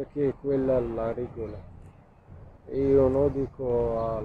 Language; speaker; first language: Italian; non-native, learner; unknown